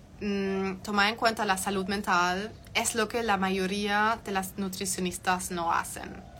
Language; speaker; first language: Spanish; non-native, fluent; German